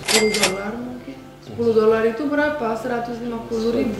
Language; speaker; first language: Indonesian; non-native, fluent; Romanian